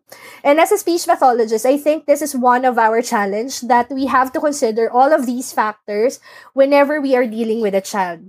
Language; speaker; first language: English; non-native, local second language; Filipino